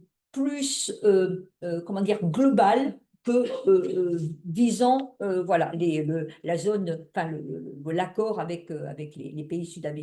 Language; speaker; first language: French; native; French